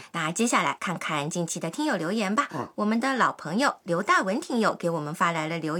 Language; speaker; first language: Chinese; native; Chinese